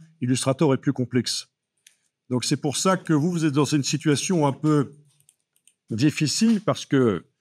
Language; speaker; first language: French; native; French